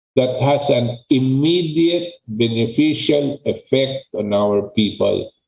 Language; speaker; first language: English; non-native, local second language; Filipino